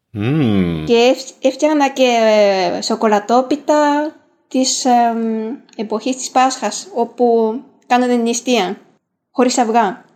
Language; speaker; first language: Greek; non-native, fluent; Japanese